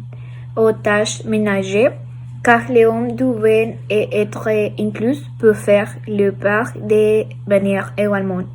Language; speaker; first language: French; non-native, learner; Spanish